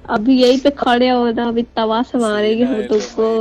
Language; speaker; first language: Hindi; native; Hindi